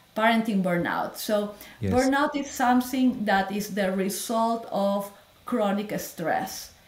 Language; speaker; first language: English; non-native, fluent; Spanish